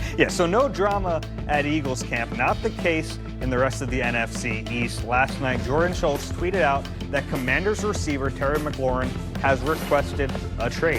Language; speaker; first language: English; native; English